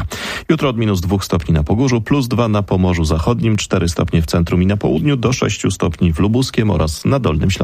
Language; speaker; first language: Polish; native; Polish